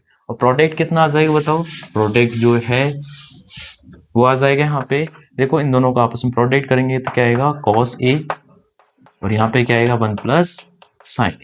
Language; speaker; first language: Hindi; native; Hindi